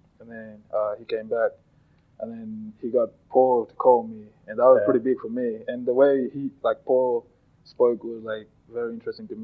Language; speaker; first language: English; non-native, local second language; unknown